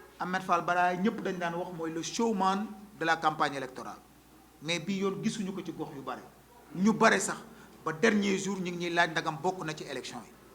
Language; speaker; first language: Wolof; native; Wolof